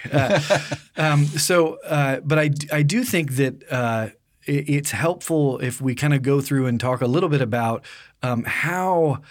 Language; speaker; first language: English; native; English